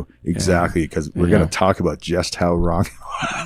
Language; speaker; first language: English; native; English